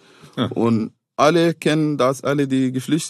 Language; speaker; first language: German; non-native, fluent; Arabic